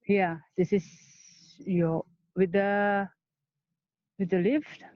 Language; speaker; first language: English; non-native, learner; Indonesian